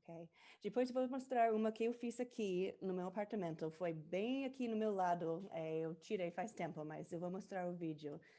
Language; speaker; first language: Portuguese; non-native, learner; English